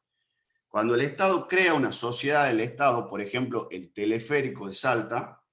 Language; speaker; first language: Spanish; native; Spanish